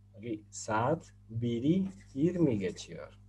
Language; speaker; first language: Turkish; non-native, fluent; Spanish